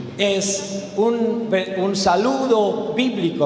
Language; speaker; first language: Spanish; non-native, learner; Romanian